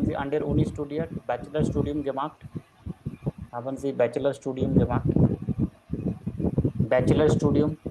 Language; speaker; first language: German; non-native, fluent; Hindi